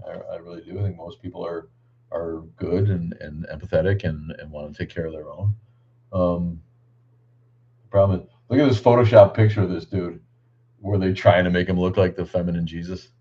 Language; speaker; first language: English; native; English